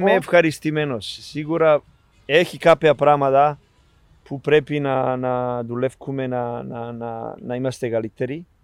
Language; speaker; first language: Greek; non-native, learner; Serbian